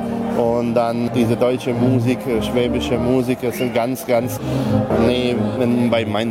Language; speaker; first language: German; non-native, local second language; Hungarian